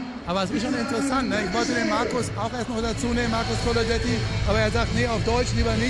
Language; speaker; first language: German; native; German